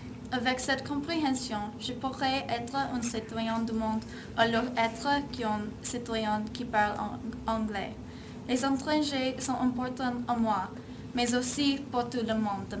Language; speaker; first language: French; non-native, learner; English